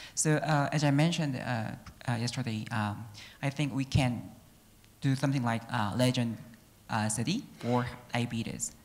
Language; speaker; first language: English; non-native, fluent; Korean